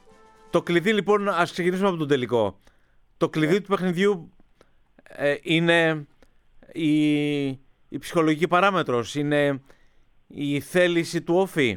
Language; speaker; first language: Greek; native; Greek